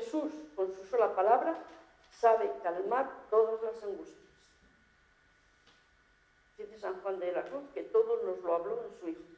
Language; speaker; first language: Spanish; native; Spanish